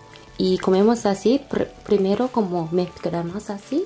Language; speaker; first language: Spanish; non-native, fluent; Japanese